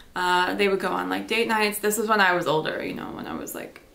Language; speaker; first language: English; native; English